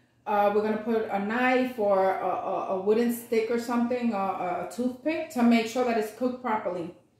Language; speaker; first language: English; native; English